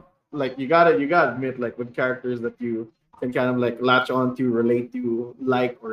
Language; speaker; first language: English; non-native, local second language; Hiligaynon